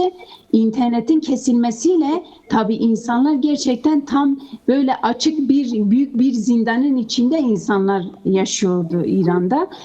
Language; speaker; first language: Turkish; non-native, fluent; Kurdish